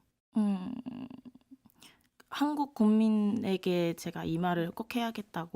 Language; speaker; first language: Korean; non-native, fluent; Cantonese